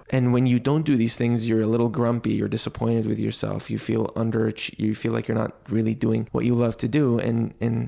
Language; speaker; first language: English; early bilingual, other home language; Arabic